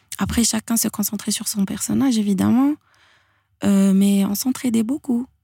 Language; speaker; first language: French; non-native, local second language; Arabic